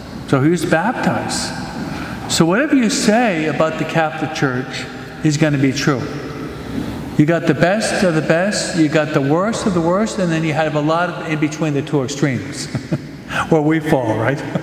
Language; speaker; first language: English; native; English